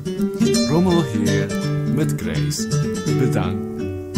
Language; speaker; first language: Dutch; non-native, learner; Filipino